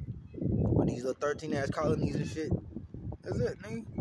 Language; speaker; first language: English; native; English